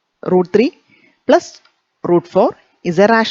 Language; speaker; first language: English; non-native, local second language; Malayalam